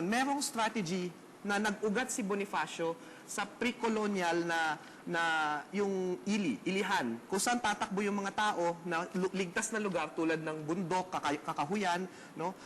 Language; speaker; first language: Filipino; native; Filipino